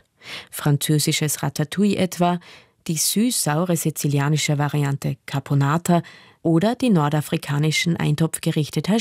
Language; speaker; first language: German; native; German